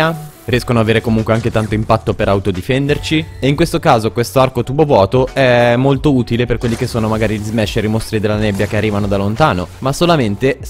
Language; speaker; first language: Italian; native; Italian